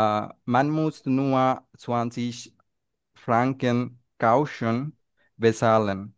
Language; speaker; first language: German; non-native, learner; Bangla